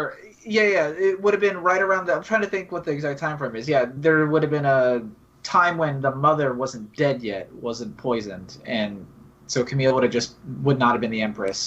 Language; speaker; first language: English; native; English